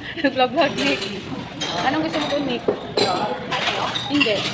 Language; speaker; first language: Filipino; non-native, local second language; Cebuano